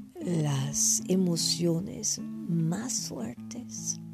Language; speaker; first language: Spanish; non-native, fluent; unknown